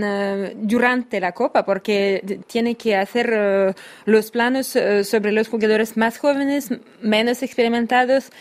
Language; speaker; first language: Spanish; non-native, fluent; Russian